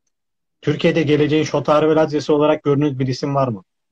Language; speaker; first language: Turkish; native; Turkish